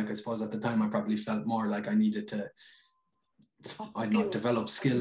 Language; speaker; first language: English; native; English